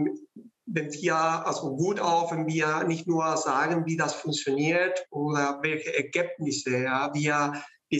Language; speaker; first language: German; non-native, fluent; Spanish